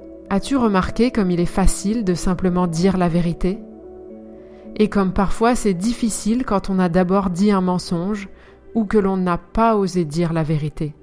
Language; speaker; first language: French; native; French